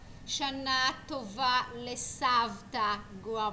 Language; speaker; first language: Hebrew; non-native, fluent; English